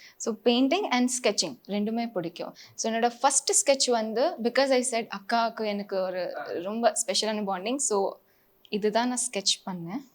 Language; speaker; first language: Tamil; non-native, fluent; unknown